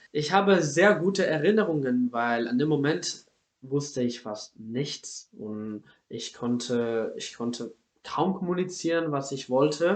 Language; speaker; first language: German; non-native, fluent; Spanish